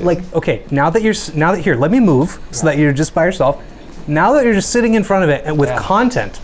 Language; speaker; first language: English; native; English